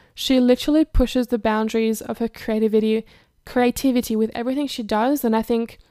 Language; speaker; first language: English; early bilingual, other home language; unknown